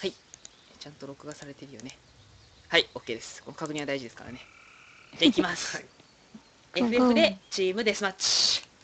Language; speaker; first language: Japanese; native; Japanese